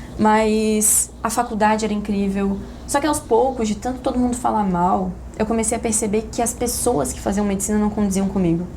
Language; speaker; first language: Portuguese; native; Portuguese